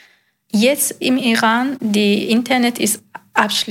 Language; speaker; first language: German; non-native, learner; Persian